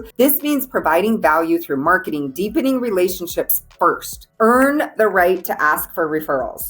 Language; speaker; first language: English; native; English